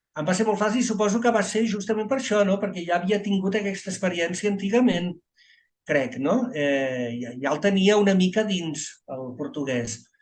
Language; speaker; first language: Catalan; native; Catalan